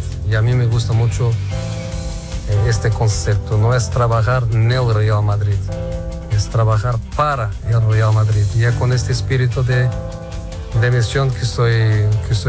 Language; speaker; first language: Spanish; non-native, fluent; Portuguese